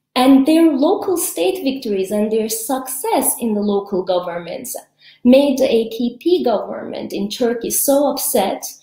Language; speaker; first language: English; early bilingual, other home language; Kurdish